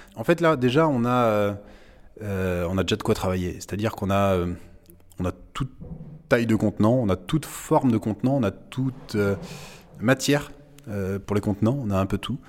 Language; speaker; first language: French; native; French